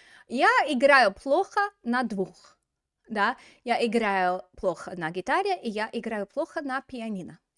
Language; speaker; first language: Russian; non-native, fluent; English